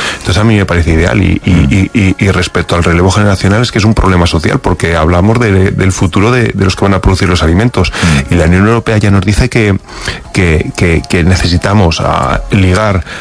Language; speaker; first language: Spanish; native; Spanish